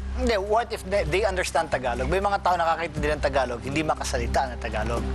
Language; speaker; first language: Filipino; native; Filipino